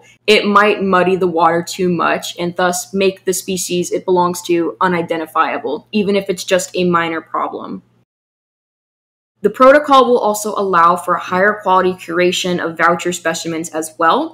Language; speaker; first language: English; native; English